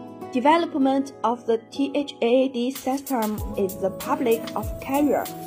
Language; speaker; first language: English; non-native, learner; Chinese